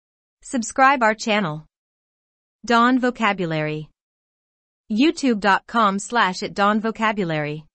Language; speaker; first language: English; non-native, local second language; Urdu